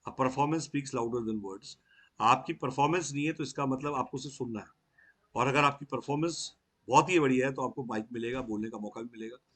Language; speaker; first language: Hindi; native; Hindi